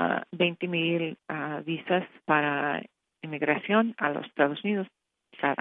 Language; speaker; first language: Spanish; non-native, fluent; English